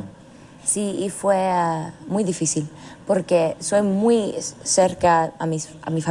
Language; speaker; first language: Spanish; non-native, learner; English